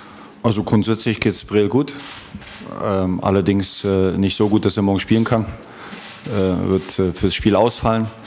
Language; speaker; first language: German; native; German